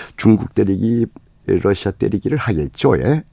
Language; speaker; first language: Korean; native; Korean